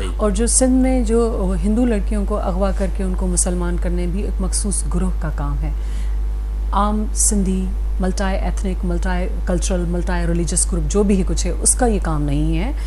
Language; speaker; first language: Urdu; non-native, local second language; Sindhi